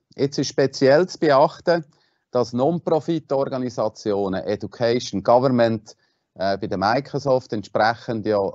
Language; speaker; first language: German; native; German